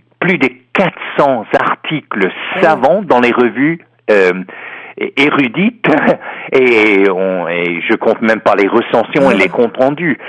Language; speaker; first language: French; non-native, fluent; English